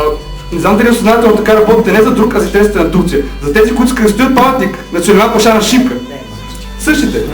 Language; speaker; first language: Bulgarian; native; Bulgarian